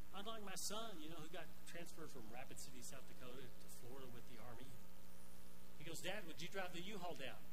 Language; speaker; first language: English; native; English